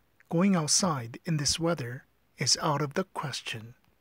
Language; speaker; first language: English; non-native, fluent; Korean